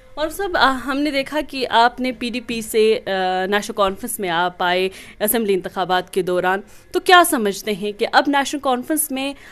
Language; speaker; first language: Hindi; non-native, local second language; Kashmiri